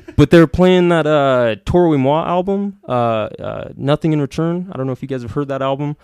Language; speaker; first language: English; native; English